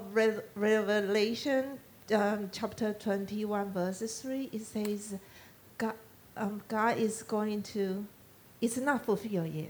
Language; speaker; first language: English; non-native, learner; Chinese